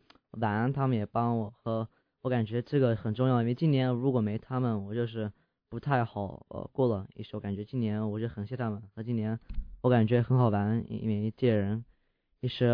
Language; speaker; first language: Chinese; early bilingual, heritage; English